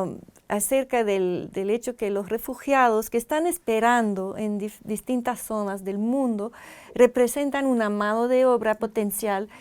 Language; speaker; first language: Spanish; non-native, fluent; French